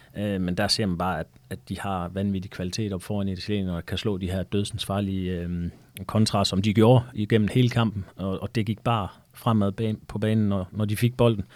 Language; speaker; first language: Danish; native; Danish